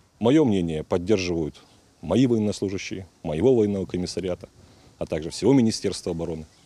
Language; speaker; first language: Russian; native; Russian